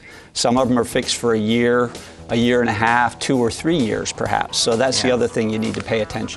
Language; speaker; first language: English; native; English